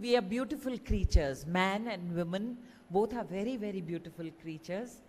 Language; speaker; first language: English; non-native, local second language; Kannada